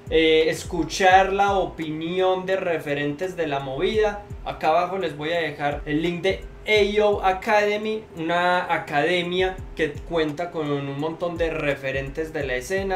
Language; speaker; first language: Spanish; native; Spanish